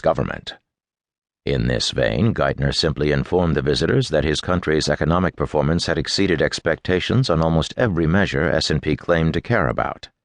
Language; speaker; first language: English; native; English